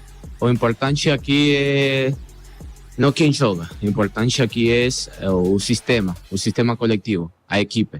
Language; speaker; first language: Portuguese; non-native, learner; Spanish